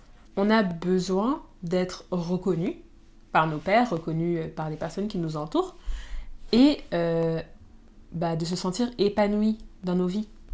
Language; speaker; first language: French; native; French